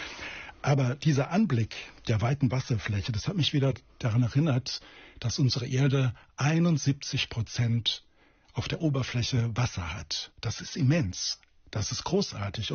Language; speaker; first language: German; native; German